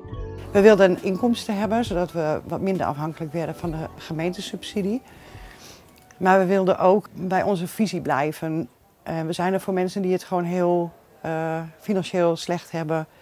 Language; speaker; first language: Dutch; native; Dutch